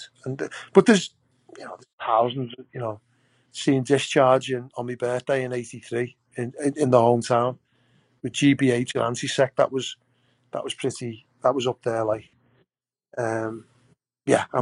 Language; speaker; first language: English; native; English